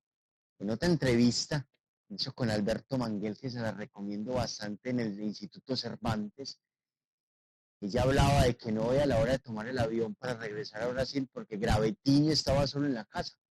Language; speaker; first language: Spanish; native; Spanish